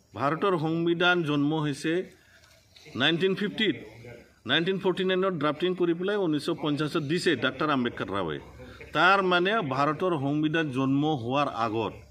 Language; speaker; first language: Assamese; non-native, local second language; Bodo